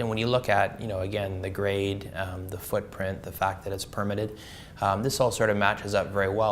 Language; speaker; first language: English; native; English